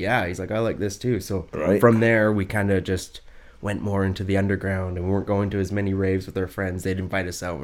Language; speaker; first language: English; native; English